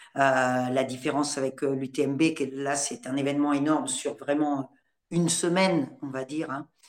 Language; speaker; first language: French; native; French